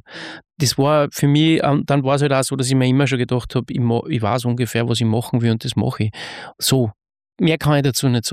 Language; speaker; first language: German; native; German